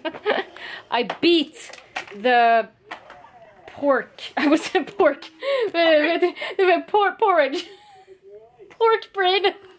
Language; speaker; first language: English; non-native, fluent; Swedish